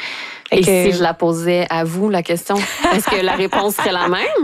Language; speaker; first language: French; native; French